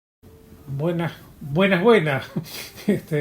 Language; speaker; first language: Spanish; native; Spanish